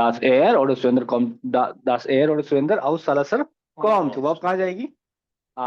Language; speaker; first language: German; non-native, fluent; Hindi